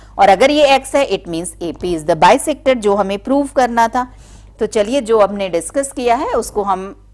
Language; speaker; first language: Hindi; native; Hindi